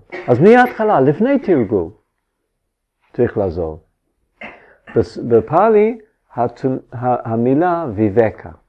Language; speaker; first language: Hebrew; non-native, fluent; English